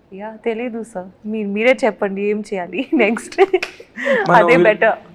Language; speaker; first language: Telugu; non-native, learner; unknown